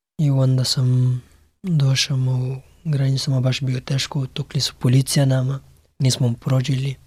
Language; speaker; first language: Serbian; non-native, learner; Pashto